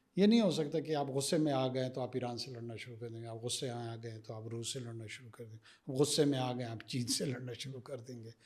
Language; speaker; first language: Urdu; non-native, local second language; Pashto